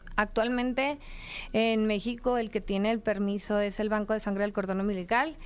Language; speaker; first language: Spanish; native; Spanish